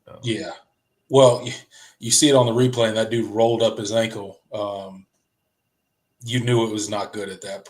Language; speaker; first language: English; native; English